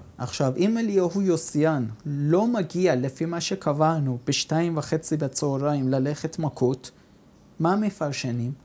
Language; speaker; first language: Hebrew; non-native, fluent; Persian